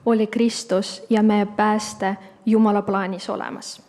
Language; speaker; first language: Estonian; non-native, local second language; Russian